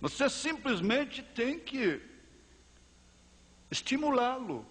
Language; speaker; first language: Portuguese; native; Portuguese